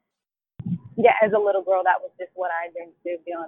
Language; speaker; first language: English; native; English